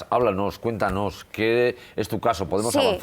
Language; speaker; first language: Spanish; native; Spanish